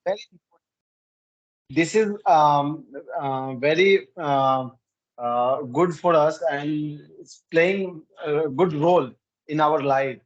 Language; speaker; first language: English; non-native, learner; Hindi